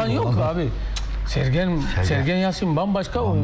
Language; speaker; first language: Turkish; non-native, learner; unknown